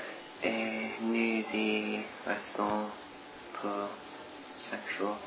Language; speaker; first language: French; non-native, learner; English